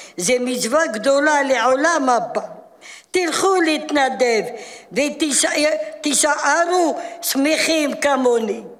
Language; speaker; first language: Hebrew; non-native, fluent; Arabic